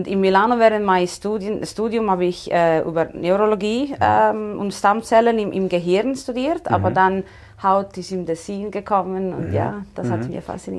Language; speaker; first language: German; non-native, fluent; Italian